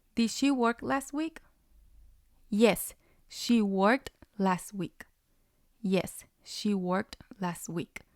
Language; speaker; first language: English; non-native, fluent; Spanish